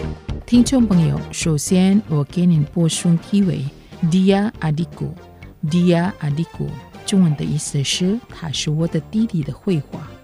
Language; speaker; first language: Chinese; non-native, fluent; Indonesian